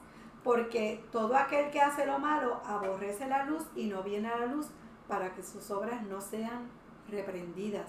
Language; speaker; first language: Spanish; native; Spanish